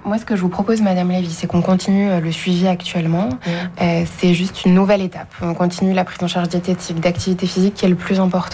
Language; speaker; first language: French; native; French